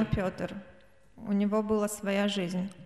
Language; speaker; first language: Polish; non-native, learner; Russian